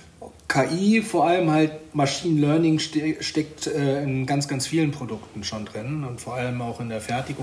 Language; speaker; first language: German; native; German